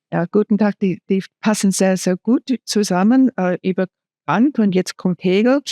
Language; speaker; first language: German; non-native, fluent; English